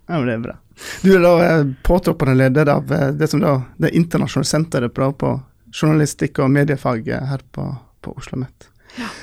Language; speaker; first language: Norwegian; native; Norwegian